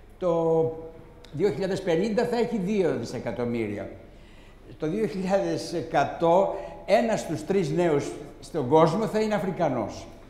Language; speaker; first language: Greek; native; Greek